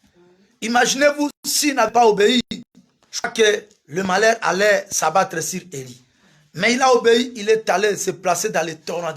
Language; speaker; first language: French; non-native, local second language; Lingala